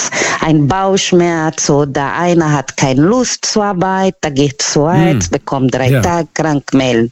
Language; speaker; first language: German; non-native, learner; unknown